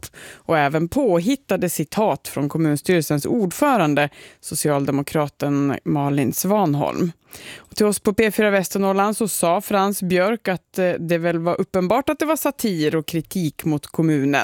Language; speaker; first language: Swedish; native; Swedish